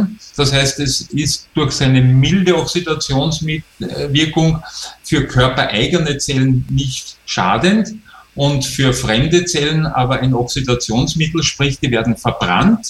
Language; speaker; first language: German; native; German